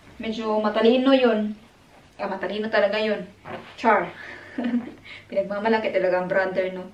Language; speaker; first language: Filipino; non-native, local second language; Cebuano